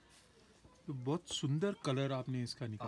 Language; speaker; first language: Hindi; native; Hindi